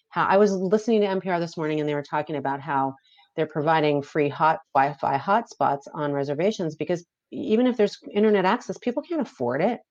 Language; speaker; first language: English; native; English